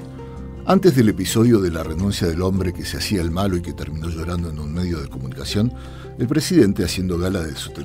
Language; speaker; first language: Spanish; native; Spanish